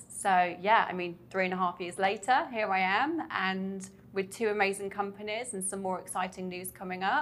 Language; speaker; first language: English; native; English